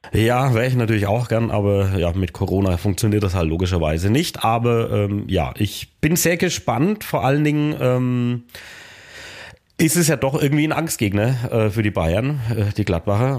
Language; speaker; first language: German; native; German